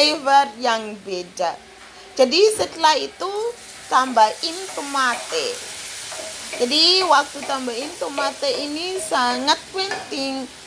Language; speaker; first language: Indonesian; non-native, fluent; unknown